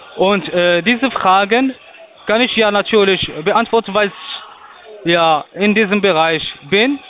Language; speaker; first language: German; non-native, learner; Arabic